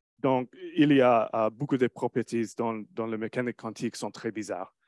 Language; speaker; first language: French; non-native, learner; English